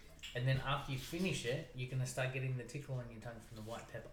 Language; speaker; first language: English; native; English